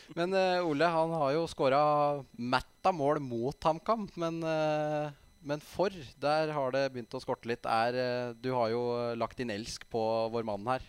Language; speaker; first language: Norwegian; native; Norwegian